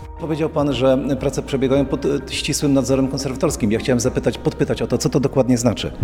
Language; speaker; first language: Polish; native; Polish